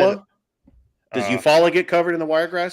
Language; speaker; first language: English; native; English